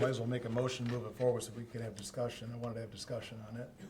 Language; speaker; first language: English; native; English